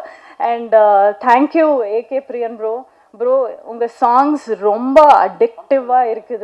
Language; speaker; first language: Tamil; non-native, learner; Kannada